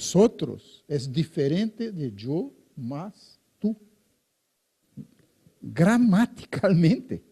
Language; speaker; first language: Spanish; non-native, fluent; Portuguese